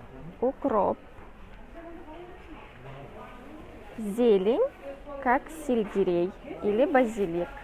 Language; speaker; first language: Russian; non-native, fluent; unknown